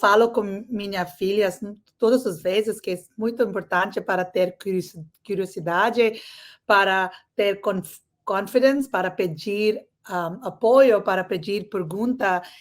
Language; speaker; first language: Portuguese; non-native, learner; English